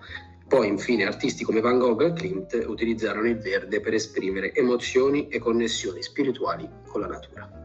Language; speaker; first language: Italian; native; Italian